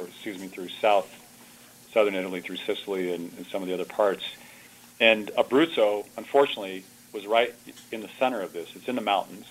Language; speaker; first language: English; early bilingual, other home language; Italian